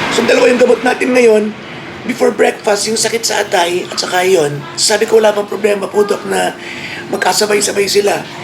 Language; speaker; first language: Filipino; native; Filipino